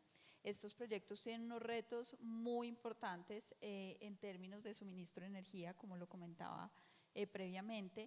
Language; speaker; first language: Spanish; native; Spanish